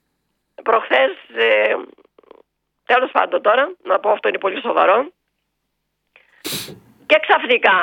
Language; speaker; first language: Greek; native; Greek